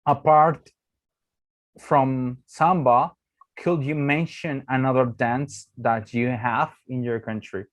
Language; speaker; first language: English; non-native, learner; Spanish